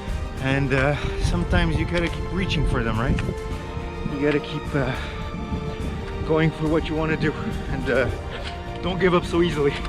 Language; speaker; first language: English; non-native, local second language; French